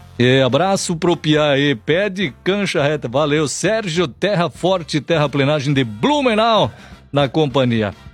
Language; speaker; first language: Portuguese; native; Portuguese